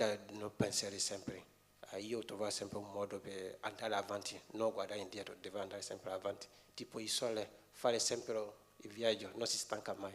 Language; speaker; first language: Italian; non-native, fluent; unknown